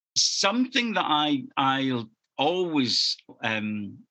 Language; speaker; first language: English; native; English